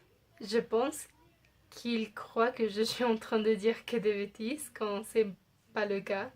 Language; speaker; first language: French; non-native, fluent; Spanish